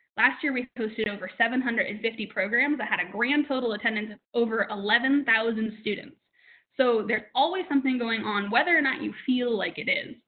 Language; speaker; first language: English; native; English